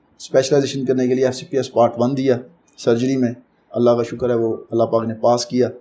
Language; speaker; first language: Urdu; non-native, local second language; Punjabi